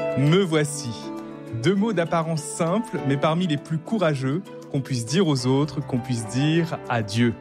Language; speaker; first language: French; native; French